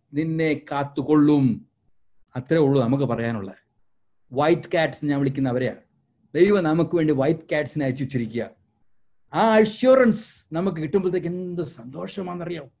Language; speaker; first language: Malayalam; early bilingual, heritage; Malayalam